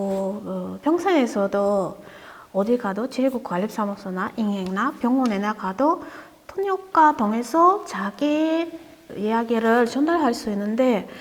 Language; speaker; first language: Korean; non-native, learner; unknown